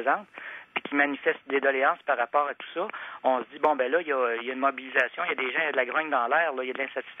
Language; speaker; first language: French; native; French